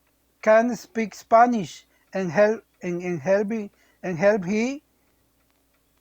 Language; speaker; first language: English; non-native, learner; Spanish